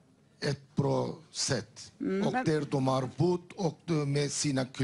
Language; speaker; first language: Swedish; non-native, fluent; Turkish